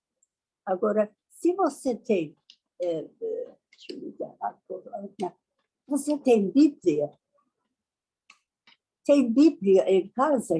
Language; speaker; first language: Portuguese; non-native, learner; Persian